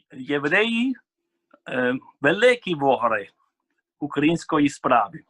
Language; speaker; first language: Ukrainian; non-native, fluent; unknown